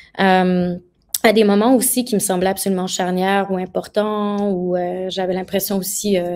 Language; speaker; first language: French; native; French